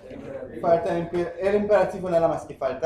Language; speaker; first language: Spanish; non-native, fluent; Haitian Creole